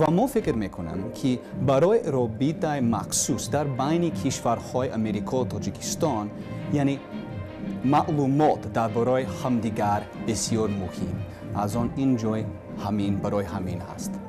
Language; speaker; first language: Persian; non-native, learner; English